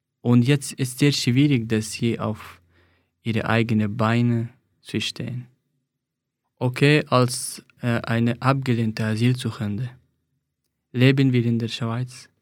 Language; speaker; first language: German; non-native, fluent; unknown